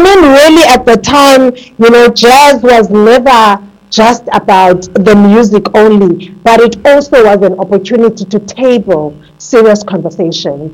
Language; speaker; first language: English; non-native, local second language; Xhosa